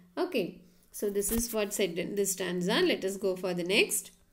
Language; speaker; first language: English; non-native, local second language; Tamil